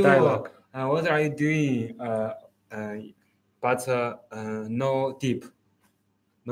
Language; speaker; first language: English; non-native, learner; Chinese